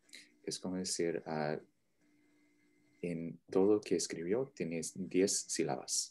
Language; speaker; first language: Spanish; non-native, learner; English